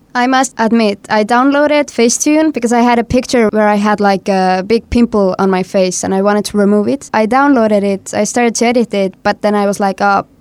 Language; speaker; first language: English; non-native, fluent; Estonian